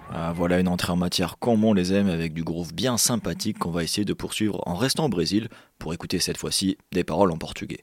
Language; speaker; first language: French; native; French